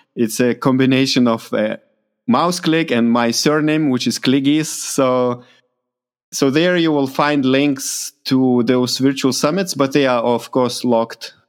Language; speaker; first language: English; non-native, fluent; Lithuanian